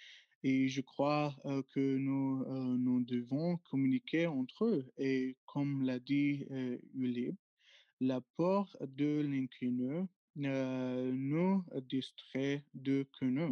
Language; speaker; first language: French; non-native, learner; Arabic